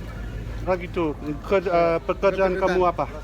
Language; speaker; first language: Indonesian; non-native, learner; English